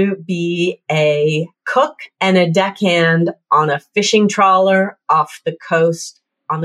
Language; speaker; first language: English; native; English